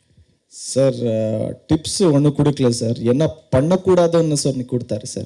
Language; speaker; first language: Tamil; non-native, learner; Kannada